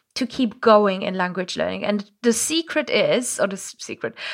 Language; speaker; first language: English; non-native, fluent; German